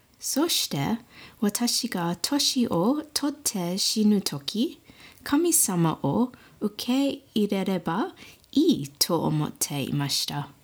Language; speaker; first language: Japanese; non-native, learner; English